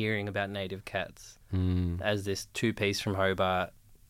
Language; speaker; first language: English; native; English